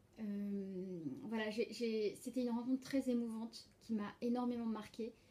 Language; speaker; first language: French; native; French